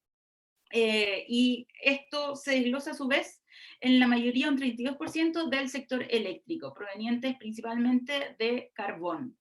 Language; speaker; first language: Spanish; native; Spanish